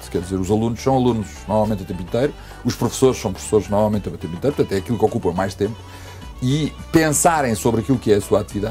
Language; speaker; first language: Portuguese; native; Portuguese